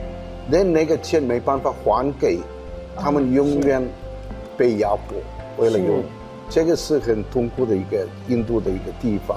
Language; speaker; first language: Chinese; non-native, fluent; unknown